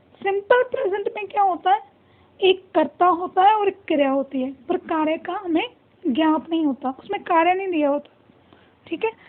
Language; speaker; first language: Hindi; non-native, local second language; Punjabi